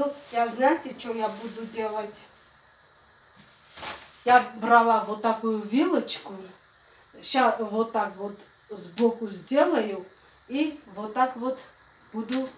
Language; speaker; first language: Russian; non-native, fluent; Armenian